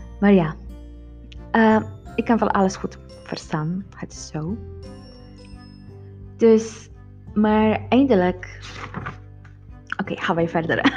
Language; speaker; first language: Dutch; non-native, learner; Polish